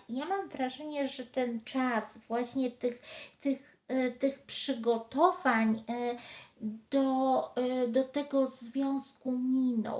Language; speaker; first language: Polish; native; Polish